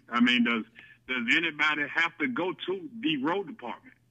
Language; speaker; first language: English; native; English